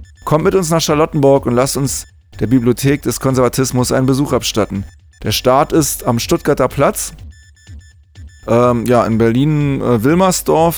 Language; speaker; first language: German; native; German